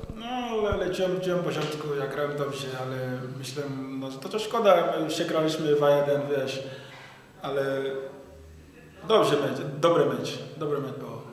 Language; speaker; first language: Polish; non-native, learner; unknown